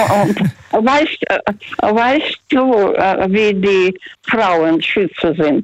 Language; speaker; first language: German; non-native, fluent; Russian